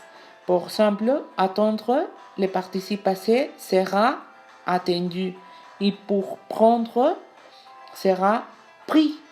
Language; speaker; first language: French; non-native, learner; Spanish